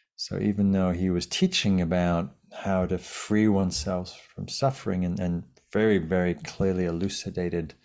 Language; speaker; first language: English; native; English